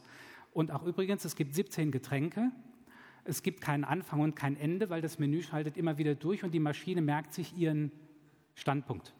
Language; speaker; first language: German; native; German